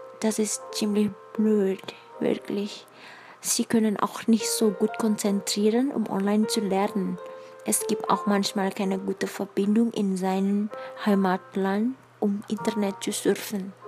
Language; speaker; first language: German; non-native, fluent; Indonesian